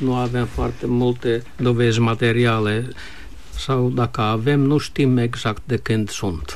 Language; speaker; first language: Romanian; non-native, fluent; Finnish